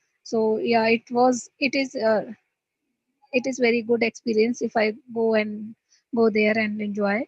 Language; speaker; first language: English; non-native, learner; Hindi